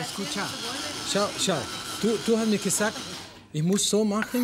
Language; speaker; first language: German; non-native, fluent; Spanish